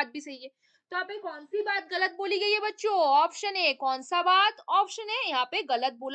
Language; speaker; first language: Hindi; native; Hindi